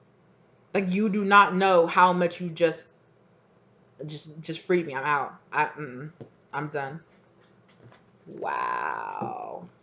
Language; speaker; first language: English; native; English